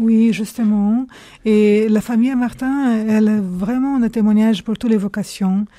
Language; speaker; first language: French; non-native, fluent; Portuguese